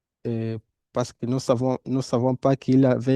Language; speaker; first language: French; non-native, fluent; Portuguese